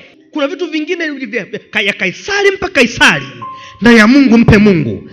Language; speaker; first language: Swahili; native; Swahili